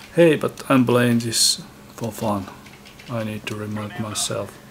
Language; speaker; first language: English; non-native, fluent; Finnish